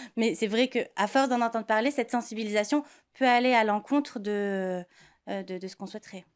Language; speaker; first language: French; native; French